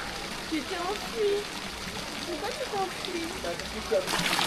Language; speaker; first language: French; native; French